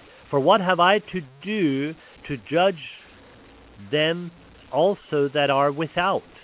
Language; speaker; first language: English; early bilingual, other home language; Pennsylvania German